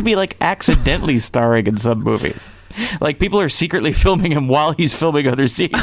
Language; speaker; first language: English; native; English